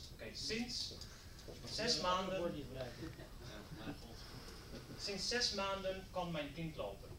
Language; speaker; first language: Dutch; non-native, fluent; English